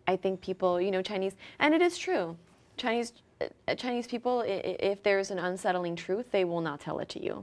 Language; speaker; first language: English; early bilingual, other home language; French